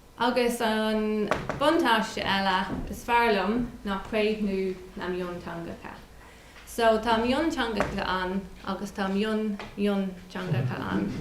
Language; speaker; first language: Irish; non-native, local second language; English